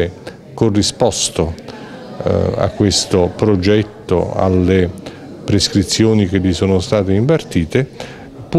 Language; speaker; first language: Italian; native; Italian